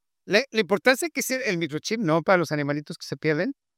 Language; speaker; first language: Spanish; native; Spanish